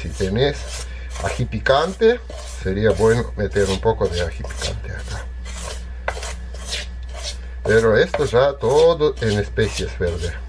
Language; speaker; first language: Spanish; non-native, fluent; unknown